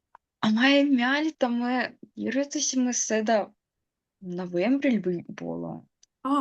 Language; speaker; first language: Estonian; non-native, local second language; Russian